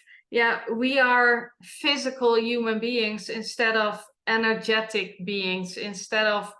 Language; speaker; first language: English; non-native, fluent; Dutch